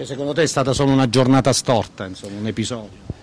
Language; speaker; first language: Italian; native; Italian